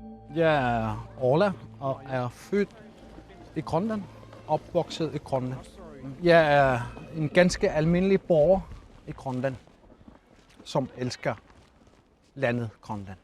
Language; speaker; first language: Danish; non-native, local second language; Kalaallisut